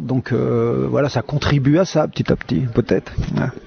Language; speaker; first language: French; native; French